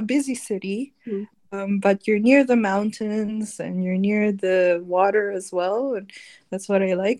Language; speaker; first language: English; non-native, local second language; Filipino